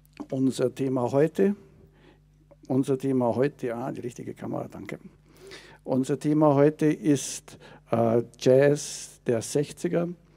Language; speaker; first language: German; native; German